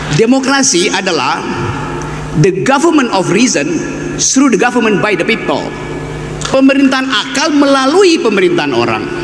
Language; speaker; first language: Indonesian; native; Indonesian